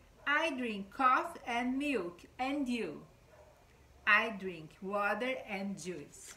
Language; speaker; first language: English; non-native, fluent; Portuguese